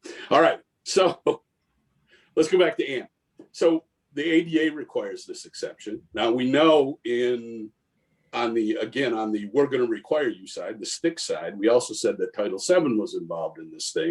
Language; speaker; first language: English; native; English